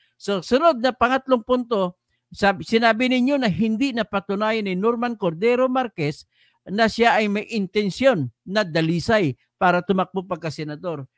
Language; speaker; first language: Filipino; non-native, local second language; Hiligaynon